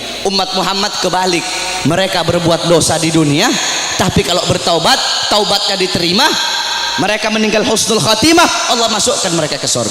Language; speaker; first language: Indonesian; native; Indonesian